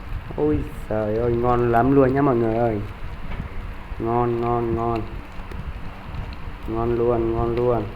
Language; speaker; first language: Vietnamese; non-native, local second language; Hmong